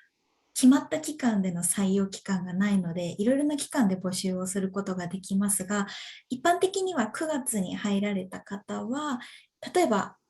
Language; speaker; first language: Japanese; native; Japanese